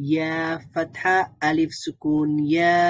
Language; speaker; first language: Arabic; non-native, learner; Bangla